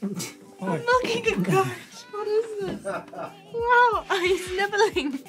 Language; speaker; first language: English; native; English